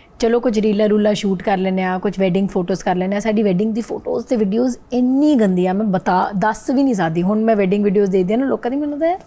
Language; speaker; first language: Punjabi; non-native, local second language; Hindi